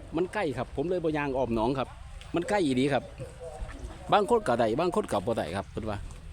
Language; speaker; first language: Thai; native; Thai